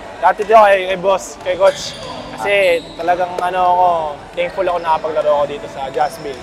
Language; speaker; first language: Filipino; native; Filipino